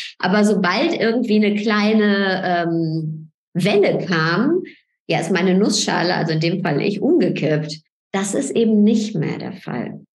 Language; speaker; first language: German; early bilingual, other home language; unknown